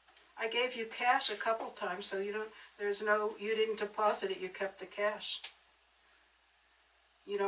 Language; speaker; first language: English; native; English